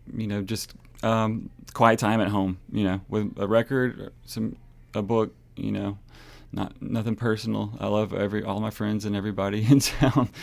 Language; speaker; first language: English; native; English